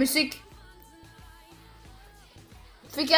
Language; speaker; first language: Norwegian; non-native, fluent; Arabic